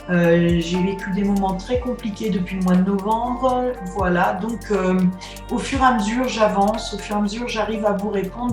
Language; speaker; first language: French; native; French